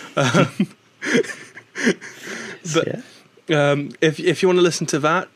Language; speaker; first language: English; native; English